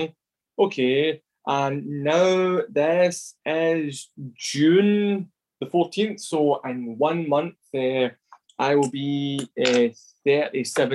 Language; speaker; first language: English; native; English